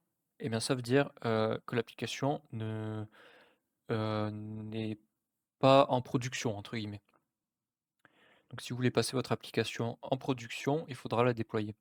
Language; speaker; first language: French; native; French